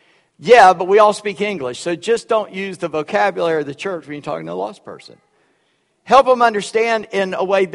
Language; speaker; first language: English; early bilingual, other home language; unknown